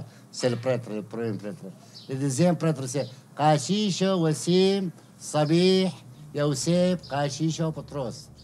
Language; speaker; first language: French; non-native, learner; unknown